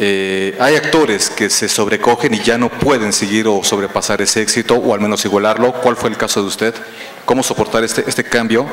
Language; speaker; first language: Spanish; native; Spanish